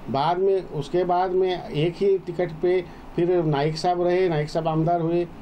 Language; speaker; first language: Hindi; non-native, local second language; Marathi